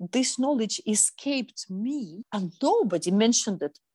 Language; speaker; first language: English; non-native, fluent; Russian